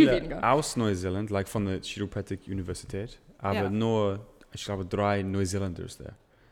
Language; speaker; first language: German; non-native, learner; English